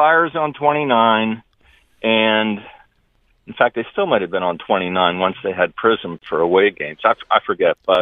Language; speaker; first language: English; native; English